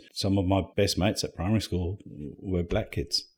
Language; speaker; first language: English; native; English